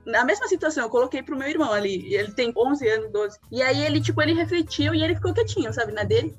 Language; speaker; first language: Portuguese; early bilingual, other home language; Spanish